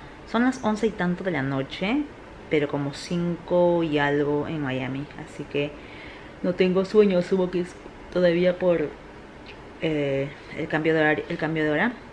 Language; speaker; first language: Spanish; native; Spanish